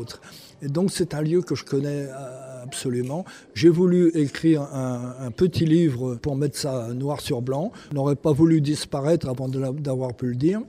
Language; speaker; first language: French; native; French